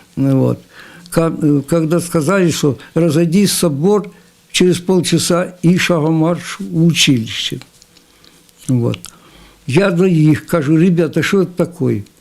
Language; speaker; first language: Russian; non-native, local second language; Ukrainian